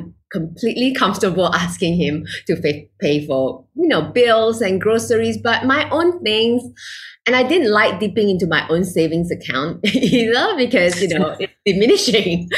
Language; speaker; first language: English; non-native, local second language; Chinese